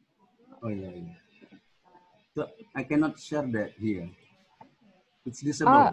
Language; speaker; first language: English; non-native, learner; Indonesian